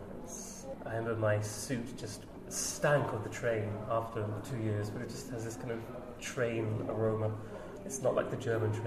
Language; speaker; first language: English; native; English